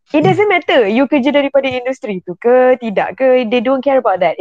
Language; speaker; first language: English; non-native, local second language; Malay